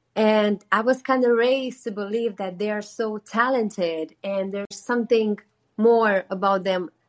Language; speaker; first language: English; non-native, fluent; Romanian